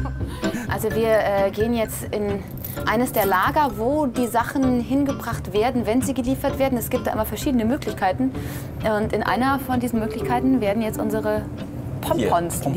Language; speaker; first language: German; native; German